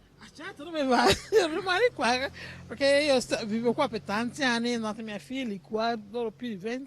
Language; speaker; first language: Italian; non-native, learner; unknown